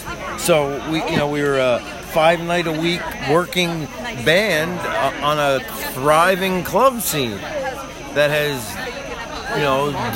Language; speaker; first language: English; native; English